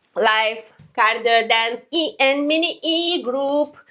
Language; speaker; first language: English; non-native, learner; Lithuanian